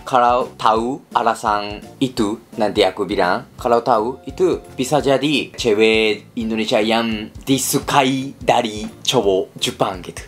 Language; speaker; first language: Indonesian; non-native, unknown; Japanese